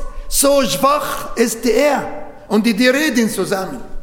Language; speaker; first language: German; non-native, learner; Arabic